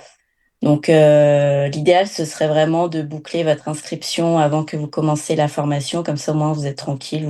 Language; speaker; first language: French; native; French